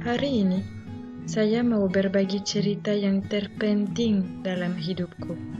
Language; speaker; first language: Indonesian; non-native, fluent; French